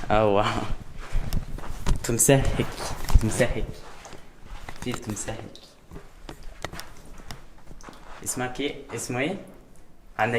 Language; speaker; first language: Arabic; non-native, learner; English